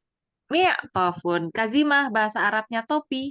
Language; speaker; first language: Indonesian; native; Indonesian